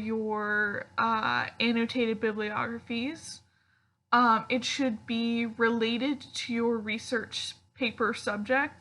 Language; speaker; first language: English; native; English